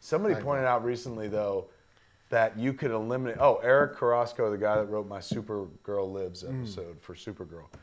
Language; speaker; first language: English; native; English